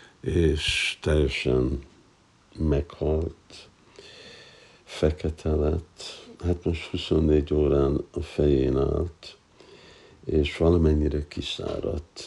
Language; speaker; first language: Hungarian; non-native, fluent; English